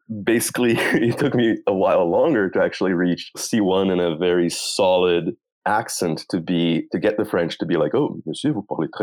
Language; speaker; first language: English; non-native, fluent; Portuguese